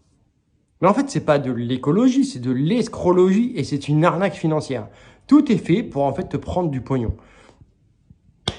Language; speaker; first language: French; native; French